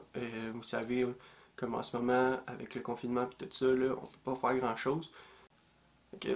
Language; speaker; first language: French; native; French